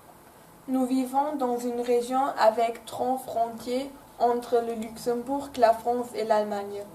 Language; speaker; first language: French; non-native, local second language; Luxembourgish